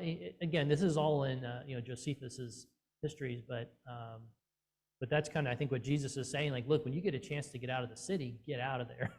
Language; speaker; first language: English; native; English